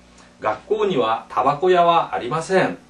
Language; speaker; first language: Japanese; non-native, fluent; Korean